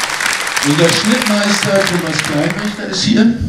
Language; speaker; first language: German; native; German